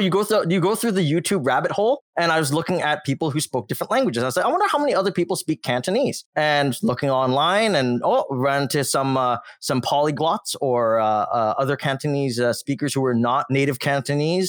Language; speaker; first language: English; native; English